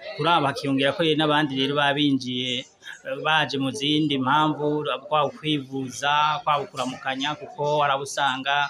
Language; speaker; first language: Kinyarwanda; native; Kinyarwanda